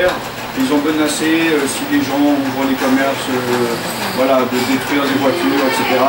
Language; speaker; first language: French; native; French